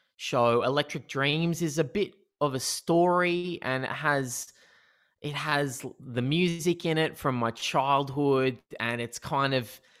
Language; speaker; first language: English; native; English